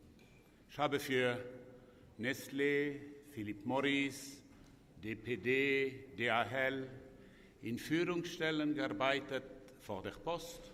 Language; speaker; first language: German; non-native, local second language; French